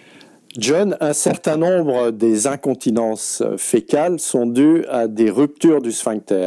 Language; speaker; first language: French; native; French